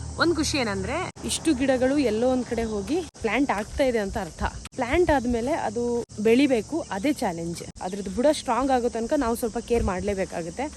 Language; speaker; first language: Kannada; non-native, local second language; Urdu